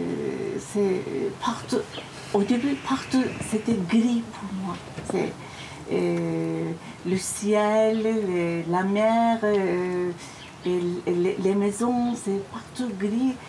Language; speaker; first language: French; non-native, learner; Turkish